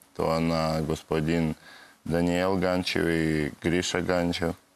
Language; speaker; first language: Bulgarian; non-native, learner; Russian